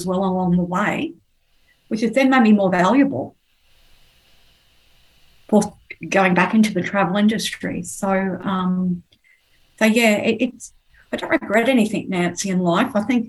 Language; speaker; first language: English; native; English